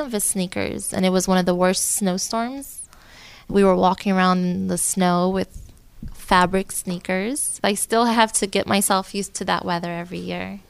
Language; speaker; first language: English; early bilingual, other home language; Portuguese